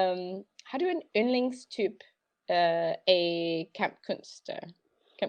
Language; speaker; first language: Danish; non-native, learner; English